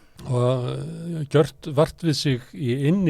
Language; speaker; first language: Icelandic; native; Icelandic